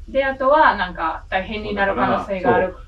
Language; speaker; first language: Japanese; non-native, learner; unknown